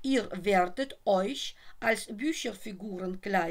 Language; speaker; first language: German; non-native, fluent; Russian